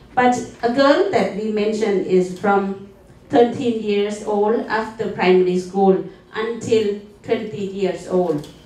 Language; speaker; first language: English; non-native, fluent; Thai